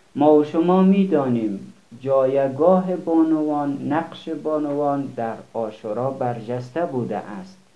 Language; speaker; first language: Persian; native; Persian